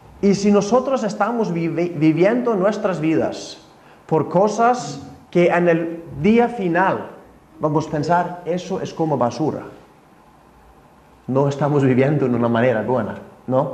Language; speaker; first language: Spanish; non-native, fluent; Icelandic